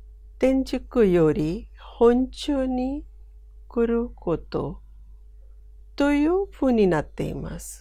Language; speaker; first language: Japanese; non-native, fluent; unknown